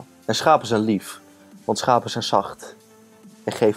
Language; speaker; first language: Dutch; native; Dutch